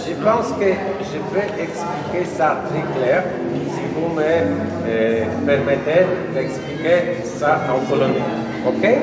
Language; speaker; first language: French; non-native, learner; Polish